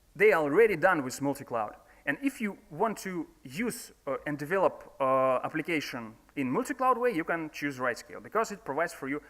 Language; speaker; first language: English; non-native, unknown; Russian